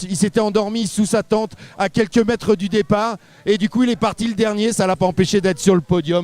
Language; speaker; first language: French; native; French